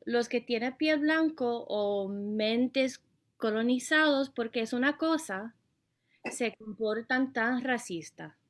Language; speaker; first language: Spanish; early bilingual, heritage; Spanish